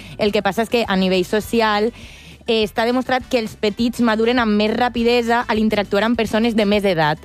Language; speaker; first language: Catalan; native; Catalan